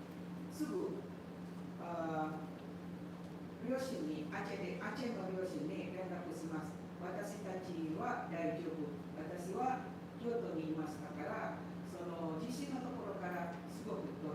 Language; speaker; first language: Japanese; non-native, learner; Indonesian